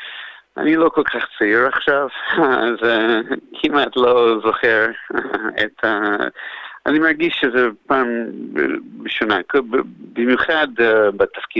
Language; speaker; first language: Hebrew; non-native, fluent; English